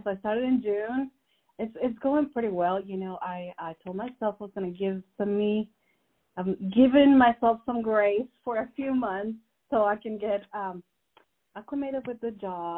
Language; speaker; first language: English; non-native, fluent; Spanish